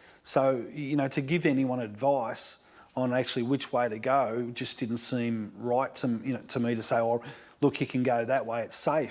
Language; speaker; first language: English; non-native, learner; Pashto